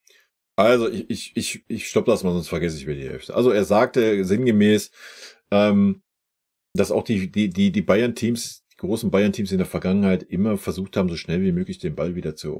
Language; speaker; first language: German; native; German